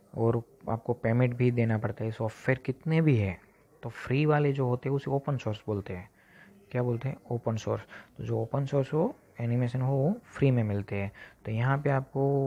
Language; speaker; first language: Hindi; non-native, local second language; Gujarati